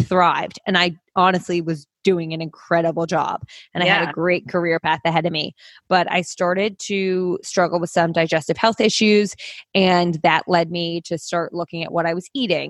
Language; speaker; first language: English; native; English